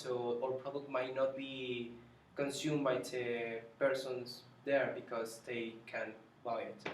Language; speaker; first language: English; non-native, learner; Spanish